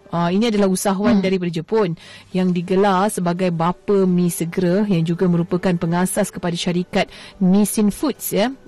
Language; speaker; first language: Malay; native; Malay